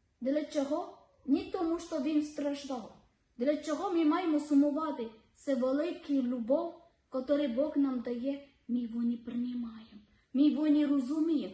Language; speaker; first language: Ukrainian; non-native, learner; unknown